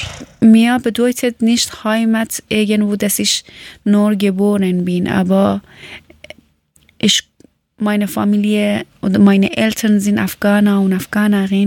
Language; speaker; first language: German; non-native, learner; Persian